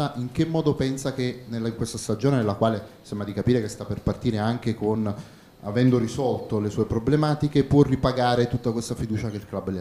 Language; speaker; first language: Italian; native; Italian